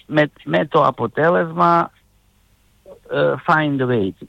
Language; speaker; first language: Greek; non-native, learner; Serbian